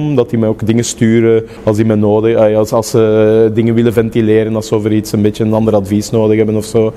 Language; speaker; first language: Dutch; native; Dutch